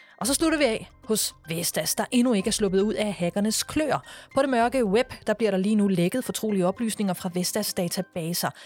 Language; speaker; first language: Danish; native; Danish